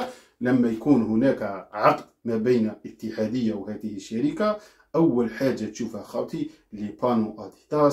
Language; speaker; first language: Arabic; native; Arabic